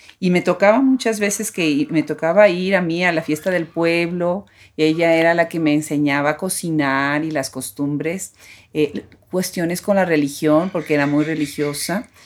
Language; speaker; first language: Spanish; native; Spanish